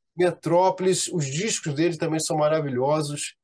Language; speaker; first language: Portuguese; native; Portuguese